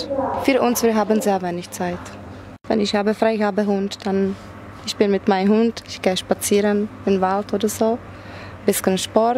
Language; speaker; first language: German; non-native, learner; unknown